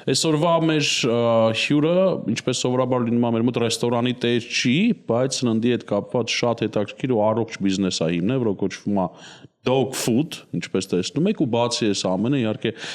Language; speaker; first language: Armenian; native; Armenian